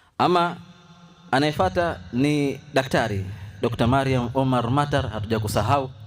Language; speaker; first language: Swahili; native; Swahili